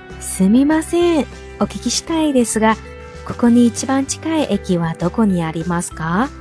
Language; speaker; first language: Japanese; non-native, fluent; Chinese